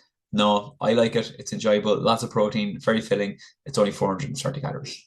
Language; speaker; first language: English; native; English